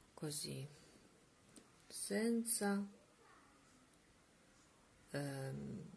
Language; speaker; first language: Italian; non-native, learner; Russian